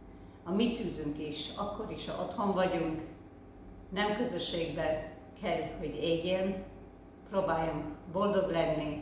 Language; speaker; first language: Hungarian; early bilingual, heritage; Hungarian